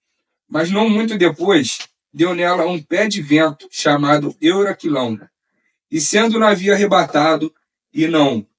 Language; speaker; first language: Portuguese; native; Portuguese